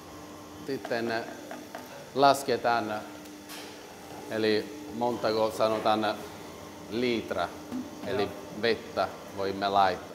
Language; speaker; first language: Finnish; non-native, learner; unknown